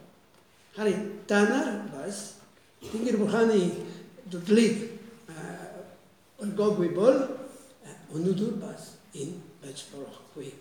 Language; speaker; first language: Mongolian; non-native, fluent; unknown